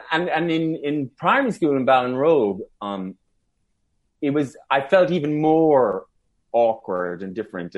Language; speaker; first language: English; native; English